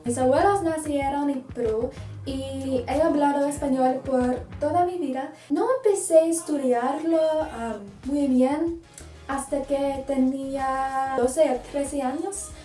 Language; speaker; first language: Spanish; early bilingual, heritage; English